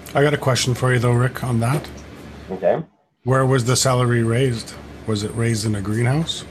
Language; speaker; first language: English; native; English